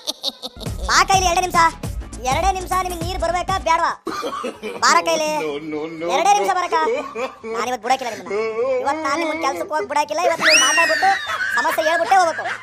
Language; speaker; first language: Kannada; native; Kannada